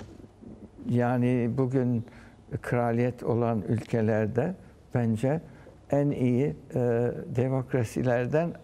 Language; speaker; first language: Turkish; early bilingual, heritage; Turkish